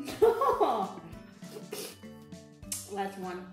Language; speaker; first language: English; non-native, fluent; Indonesian